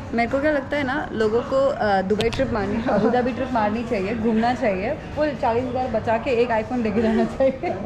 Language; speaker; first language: Hindi; native; Hindi